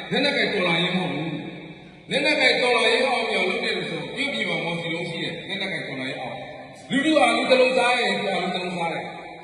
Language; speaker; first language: Burmese; non-native, local second language; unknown